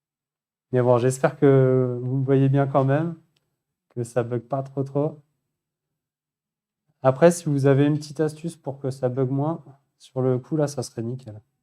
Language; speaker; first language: French; native; French